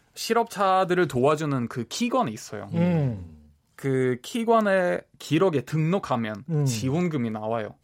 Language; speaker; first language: Korean; non-native, fluent; Swedish